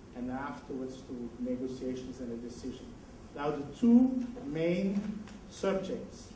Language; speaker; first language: English; non-native, fluent; Dutch